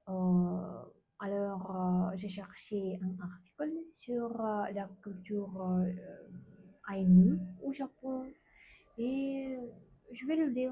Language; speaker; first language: French; non-native, learner; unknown